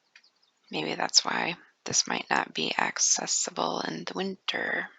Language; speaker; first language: English; native; English